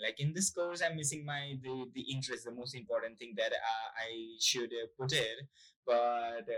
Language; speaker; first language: English; non-native, local second language; Gujarati